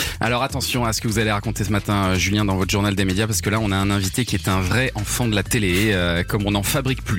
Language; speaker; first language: French; native; French